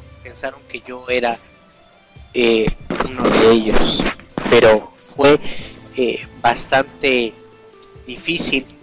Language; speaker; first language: Spanish; native; Spanish